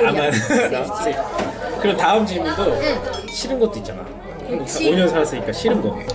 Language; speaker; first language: Korean; non-native, fluent; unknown